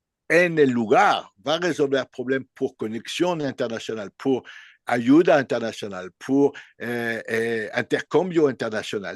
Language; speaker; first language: Spanish; non-native, learner; French